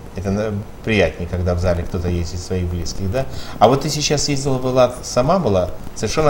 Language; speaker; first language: Russian; native; Russian